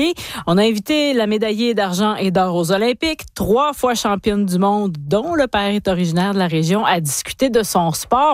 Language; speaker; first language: French; native; French